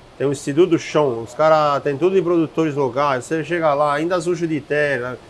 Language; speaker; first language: Portuguese; non-native, fluent; Italian